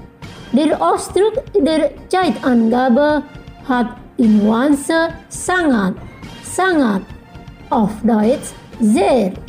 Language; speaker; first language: German; non-native, learner; Indonesian